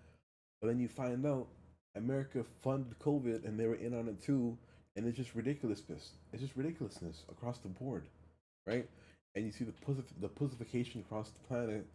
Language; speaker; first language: English; early bilingual, other home language; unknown